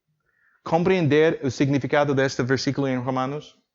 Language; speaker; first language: Portuguese; non-native, learner; English